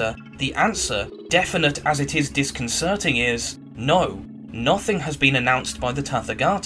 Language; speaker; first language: English; native; English